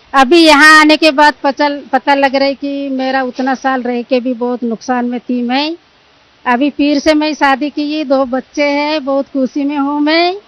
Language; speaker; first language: Hindi; non-native, local second language; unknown